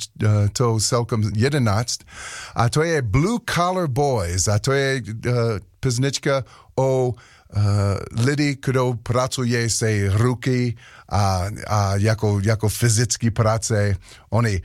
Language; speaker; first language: Czech; non-native, learner; English